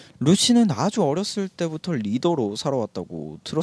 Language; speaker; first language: Korean; native; Korean